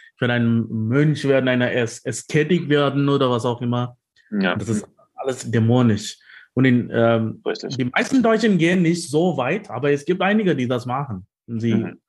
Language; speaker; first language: German; non-native, learner; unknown